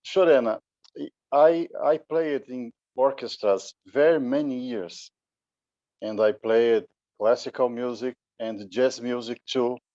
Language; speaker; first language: English; non-native, learner; Portuguese